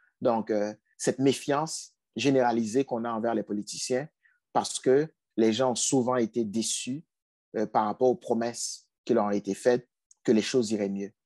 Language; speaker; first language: French; non-native, local second language; Haitian Creole